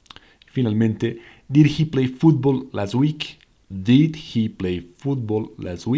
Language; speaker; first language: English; non-native, fluent; Spanish